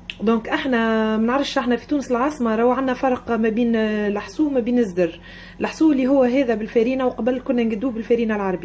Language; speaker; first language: Arabic; native; Arabic